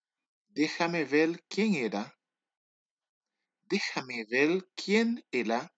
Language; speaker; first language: Spanish; non-native, learner; Haitian Creole